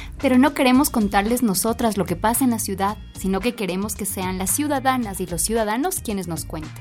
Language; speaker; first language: Spanish; native; Spanish